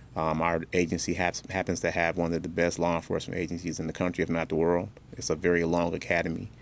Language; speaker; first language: English; native; English